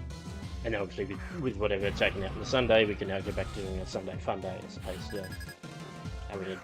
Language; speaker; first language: English; native; English